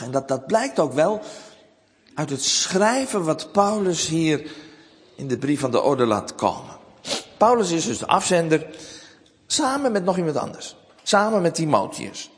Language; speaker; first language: Dutch; native; Dutch